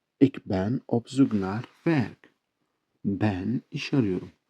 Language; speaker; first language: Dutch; non-native, learner; Turkish